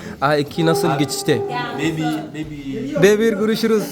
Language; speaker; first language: Turkish; non-native, learner; Arabic